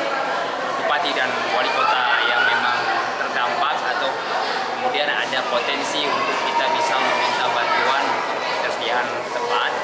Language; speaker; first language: Indonesian; native; Indonesian